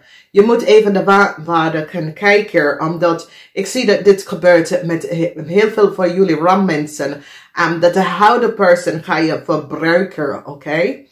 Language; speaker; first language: Dutch; non-native, fluent; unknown